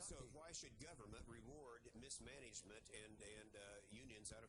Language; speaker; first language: English; native; English